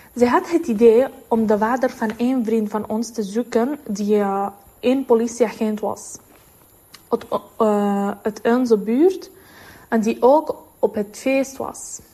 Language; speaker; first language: Dutch; non-native, learner; Ukrainian